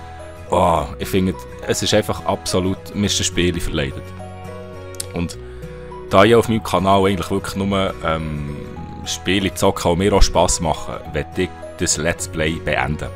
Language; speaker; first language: German; native; German